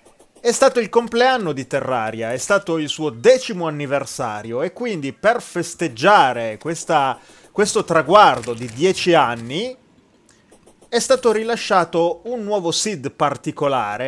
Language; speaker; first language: Italian; native; Italian